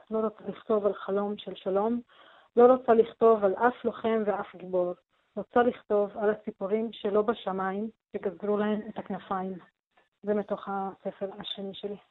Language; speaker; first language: Hebrew; non-native, local second language; Arabic